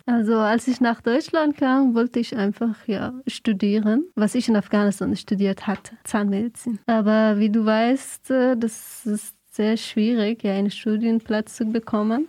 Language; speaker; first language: German; non-native, fluent; Persian